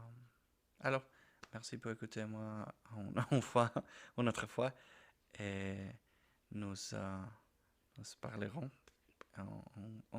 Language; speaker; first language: French; non-native, learner; Spanish